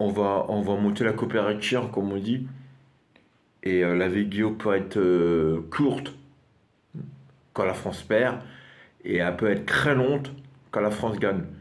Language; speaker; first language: French; non-native, fluent; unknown